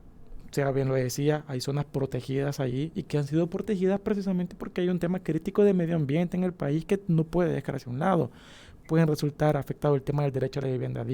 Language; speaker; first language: Spanish; native; Spanish